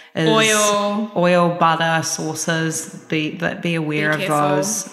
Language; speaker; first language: English; native; English